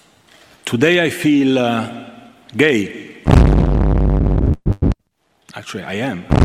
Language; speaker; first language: English; non-native, fluent; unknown